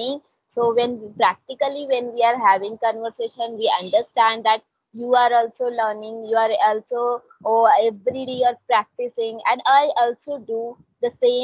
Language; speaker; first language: English; non-native, local second language; Hindi